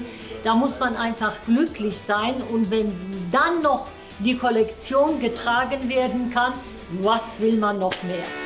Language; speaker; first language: German; non-native, fluent; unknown